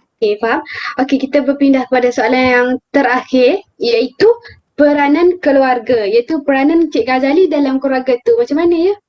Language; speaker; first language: Malay; native; Malay